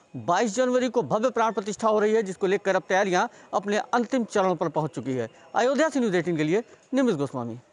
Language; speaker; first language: Hindi; native; Hindi